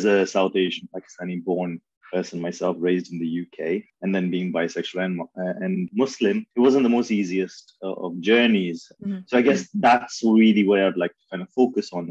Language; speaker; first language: English; early bilingual, other home language; Urdu